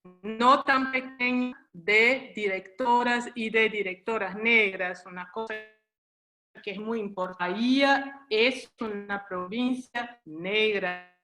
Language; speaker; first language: Spanish; non-native, fluent; Portuguese